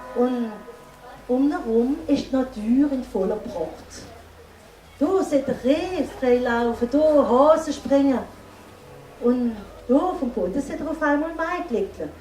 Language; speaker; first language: German; non-native, local second language; Swiss German